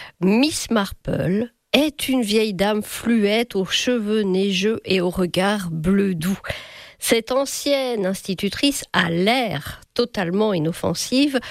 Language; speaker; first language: French; native; French